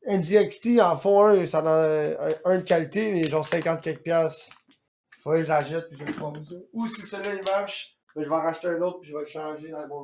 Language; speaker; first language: French; native; French